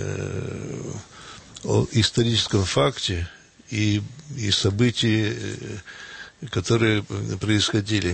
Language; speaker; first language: Russian; early bilingual, heritage; Russian